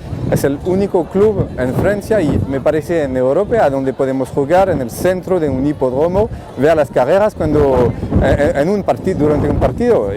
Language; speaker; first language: Spanish; non-native, fluent; French